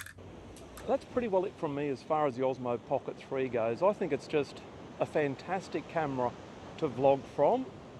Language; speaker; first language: English; native; English